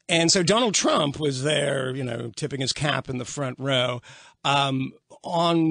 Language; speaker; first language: English; native; English